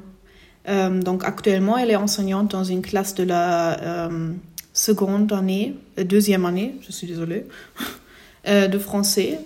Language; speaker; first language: French; non-native, fluent; German